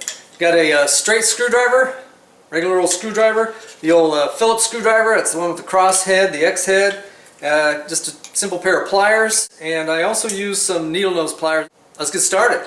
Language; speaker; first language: English; native; English